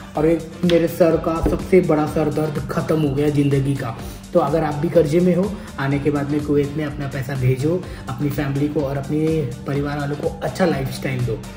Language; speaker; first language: Hindi; native; Hindi